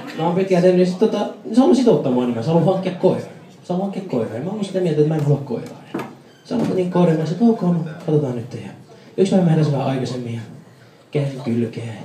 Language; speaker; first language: Finnish; early bilingual, other home language; Persian